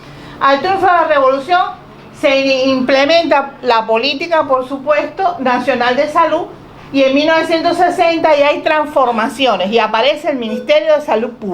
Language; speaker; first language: Spanish; native; Spanish